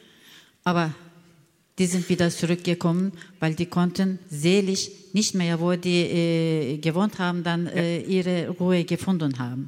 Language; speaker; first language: German; non-native, learner; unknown